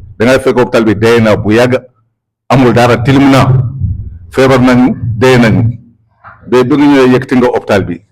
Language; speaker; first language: Wolof; non-native, local second language; Soninke